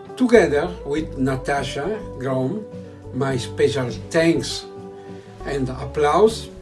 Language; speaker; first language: English; non-native, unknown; Italian